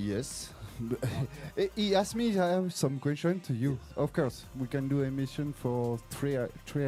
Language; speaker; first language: English; non-native, learner; French